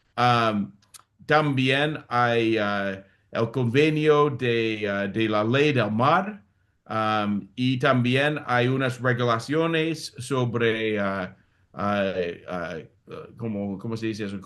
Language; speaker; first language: Spanish; non-native, fluent; English